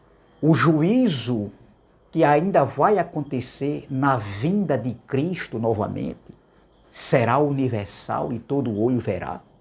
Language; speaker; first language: Portuguese; native; Portuguese